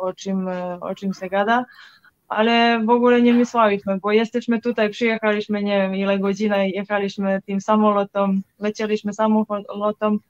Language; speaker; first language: Polish; non-native, learner; Serbian